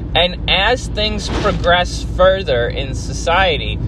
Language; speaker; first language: English; native; English